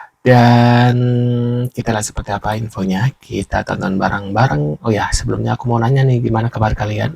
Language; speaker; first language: Indonesian; native; Indonesian